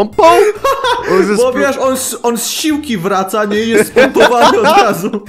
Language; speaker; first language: Polish; native; Polish